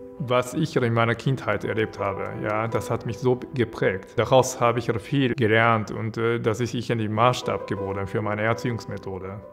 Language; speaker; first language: German; non-native, fluent; Japanese